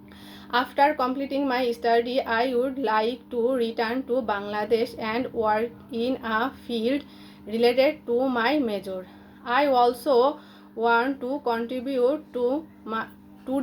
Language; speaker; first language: English; non-native, local second language; Bangla